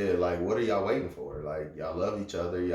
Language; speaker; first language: English; native; English